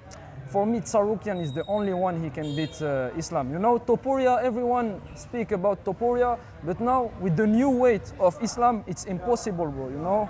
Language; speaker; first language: English; non-native, fluent; Arabic